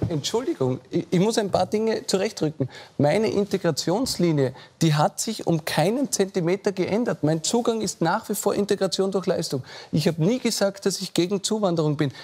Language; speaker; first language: German; native; German